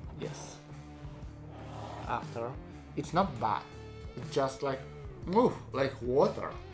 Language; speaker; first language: English; non-native, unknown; Polish